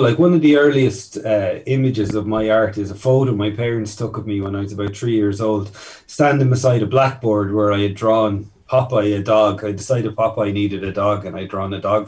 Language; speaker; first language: English; native; English